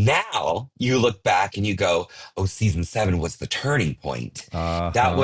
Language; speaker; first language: English; native; English